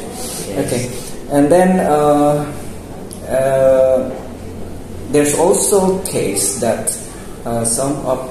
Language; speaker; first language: English; non-native, local second language; Indonesian